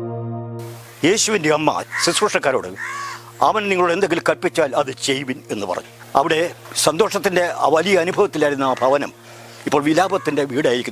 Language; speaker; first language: Malayalam; native; Malayalam